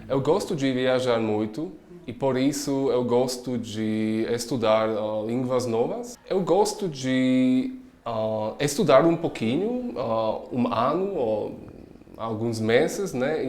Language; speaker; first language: Portuguese; non-native, learner; Czech